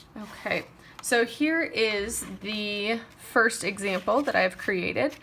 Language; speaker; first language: English; native; English